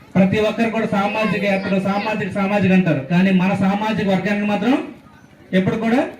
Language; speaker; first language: Telugu; native; Telugu